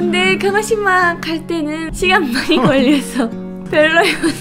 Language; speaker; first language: Korean; non-native, fluent; Japanese